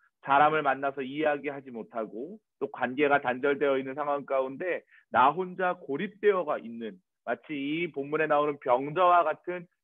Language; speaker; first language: Korean; native; Korean